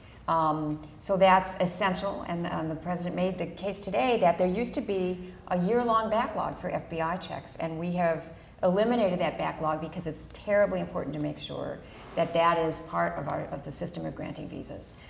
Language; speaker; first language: English; early bilingual, other home language; Spanish